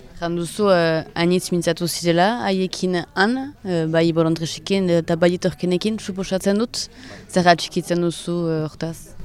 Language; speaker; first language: Basque; native; Basque